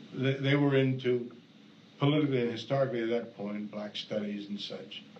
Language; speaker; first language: English; native; English